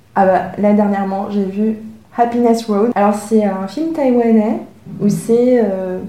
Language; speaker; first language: French; early bilingual, other home language; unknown